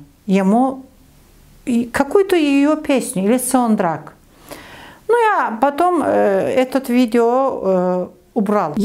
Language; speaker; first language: Russian; non-native, learner; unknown